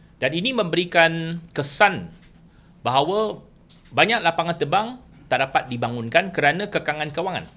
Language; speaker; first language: Malay; non-native, local second language; Chinese